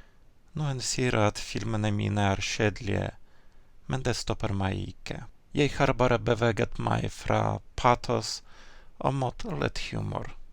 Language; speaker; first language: Norwegian; non-native, fluent; Ukrainian